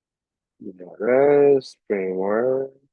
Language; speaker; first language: English; non-native, local second language; Cebuano